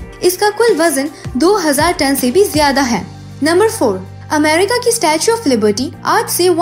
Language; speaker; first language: Hindi; native; Hindi